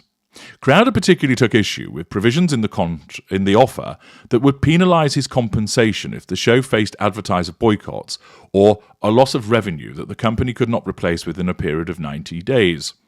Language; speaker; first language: English; native; English